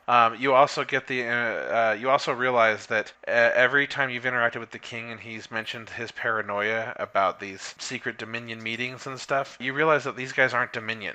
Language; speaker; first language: English; native; English